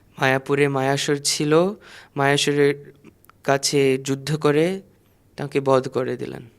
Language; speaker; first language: Bangla; native; Bangla